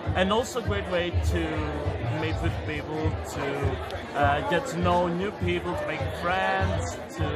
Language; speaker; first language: English; non-native, fluent; Greek